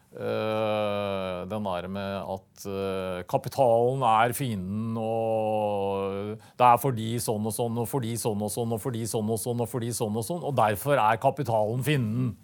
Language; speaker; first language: Norwegian; native; Norwegian